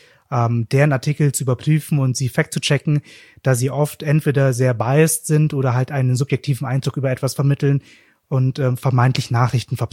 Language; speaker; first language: German; native; German